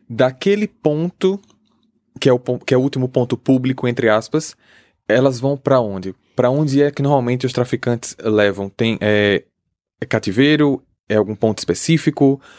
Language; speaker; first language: Portuguese; native; Portuguese